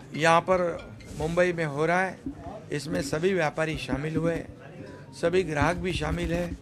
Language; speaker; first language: Hindi; non-native, local second language; Marathi